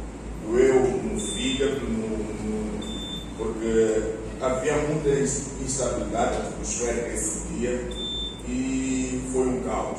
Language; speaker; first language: Portuguese; non-native, local second language; Tsonga